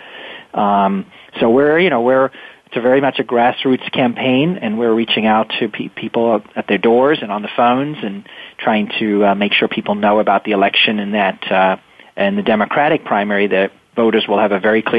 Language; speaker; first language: English; native; English